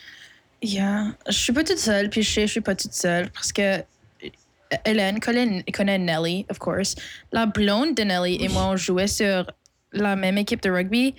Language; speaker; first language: French; non-native, local second language; English